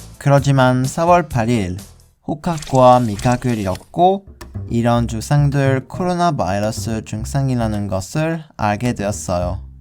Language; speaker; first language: Korean; non-native, learner; French